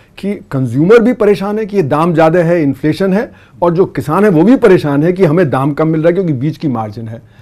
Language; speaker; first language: Hindi; native; Hindi